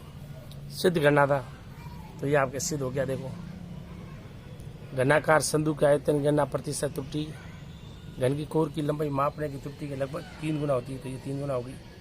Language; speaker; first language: Hindi; native; Hindi